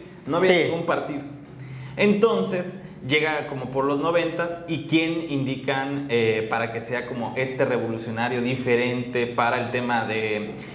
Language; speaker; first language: Spanish; native; Spanish